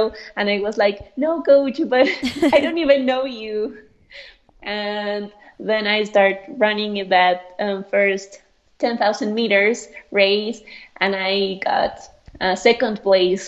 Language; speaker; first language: English; non-native, fluent; Spanish